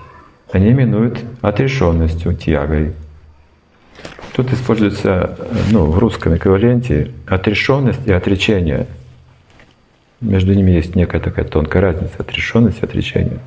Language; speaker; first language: Russian; native; Russian